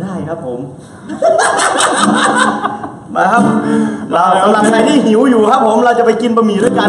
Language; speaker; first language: Thai; native; Thai